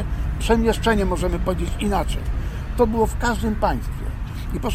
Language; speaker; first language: Polish; native; Polish